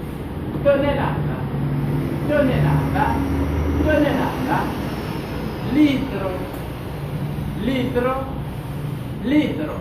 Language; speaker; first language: Spanish; non-native, fluent; Haitian Creole